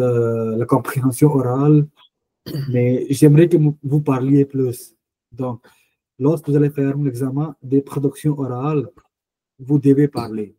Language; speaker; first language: French; non-native, fluent; Punjabi